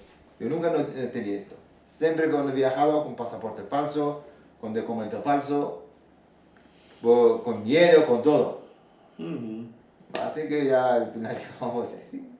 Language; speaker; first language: Spanish; non-native, learner; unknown